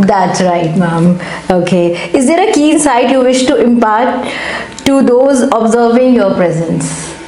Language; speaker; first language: English; non-native, local second language; Hindi